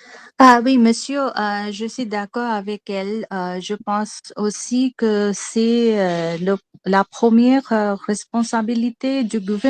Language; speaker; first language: French; non-native, learner; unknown